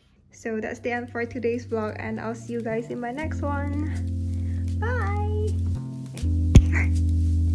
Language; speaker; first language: English; non-native, local second language; Chinese